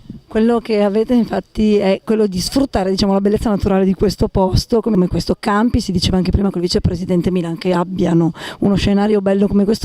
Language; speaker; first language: Italian; native; Italian